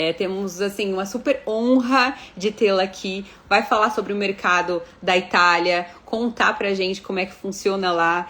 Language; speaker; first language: Portuguese; native; Portuguese